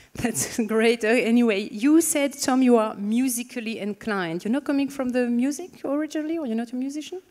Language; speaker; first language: English; non-native, fluent; French